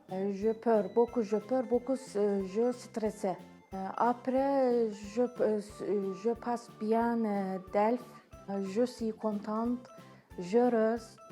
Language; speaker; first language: French; non-native, learner; Turkish